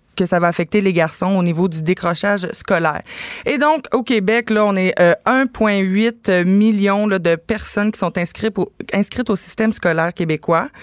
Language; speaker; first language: French; native; French